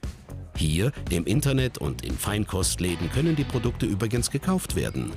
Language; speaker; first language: German; native; German